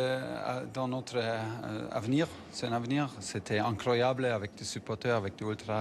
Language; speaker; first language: French; non-native, fluent; German